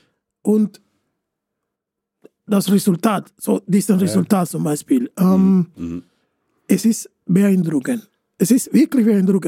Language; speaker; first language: German; non-native, fluent; Spanish